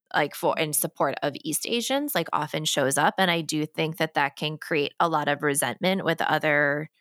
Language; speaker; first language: English; native; English